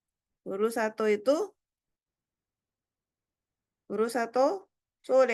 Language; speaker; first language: Japanese; non-native, fluent; Indonesian